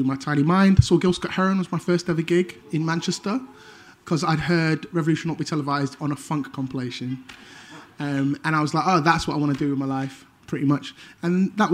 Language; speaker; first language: English; native; English